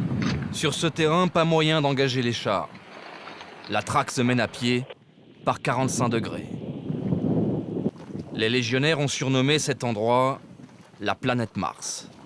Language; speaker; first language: French; native; French